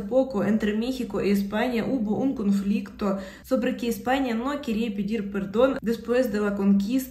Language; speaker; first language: Spanish; non-native, fluent; Russian